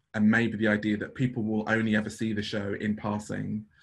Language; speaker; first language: English; native; English